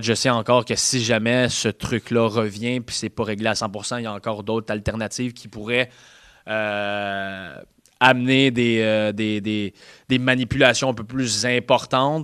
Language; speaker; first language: French; native; French